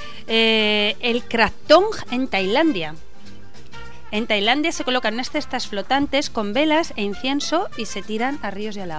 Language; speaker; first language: Spanish; native; Spanish